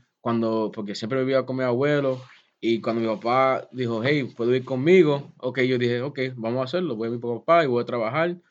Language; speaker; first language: Spanish; early bilingual, heritage; Spanish